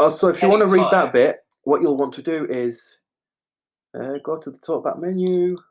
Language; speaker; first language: English; native; English